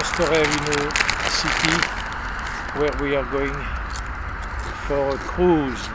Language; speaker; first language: English; non-native, learner; Thai